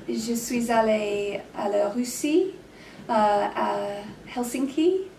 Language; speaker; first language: French; non-native, learner; English